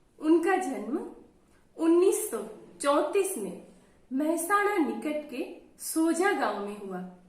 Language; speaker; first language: Hindi; non-native, local second language; Gujarati